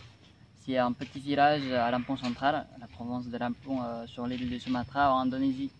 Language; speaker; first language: French; non-native, learner; Indonesian